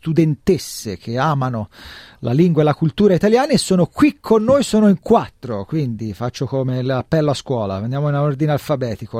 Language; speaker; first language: Italian; native; Italian